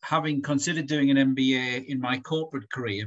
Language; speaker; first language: English; native; English